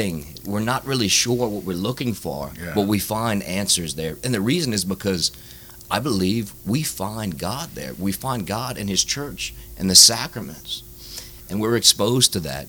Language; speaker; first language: English; native; English